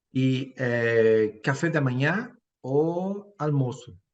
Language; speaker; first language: Portuguese; non-native, fluent; Spanish